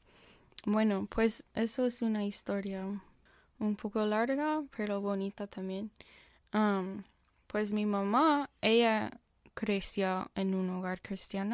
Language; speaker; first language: Spanish; non-native, fluent; English